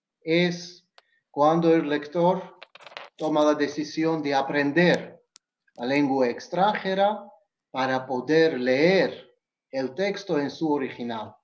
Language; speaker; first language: Spanish; non-native, fluent; Georgian